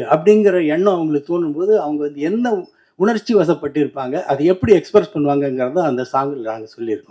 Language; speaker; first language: Tamil; native; Tamil